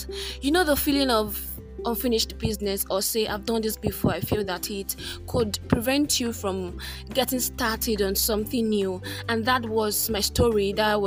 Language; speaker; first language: English; non-native, local second language; Yoruba